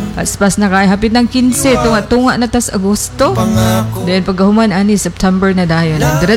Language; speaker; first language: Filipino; non-native, local second language; Cebuano